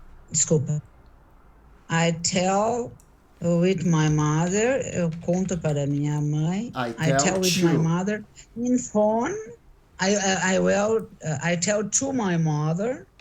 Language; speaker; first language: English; non-native, learner; Portuguese